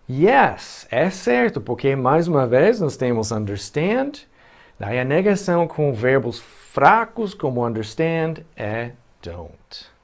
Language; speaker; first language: Portuguese; non-native, fluent; English